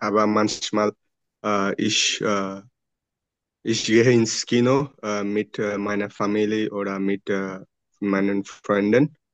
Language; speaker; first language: German; non-native, learner; Bangla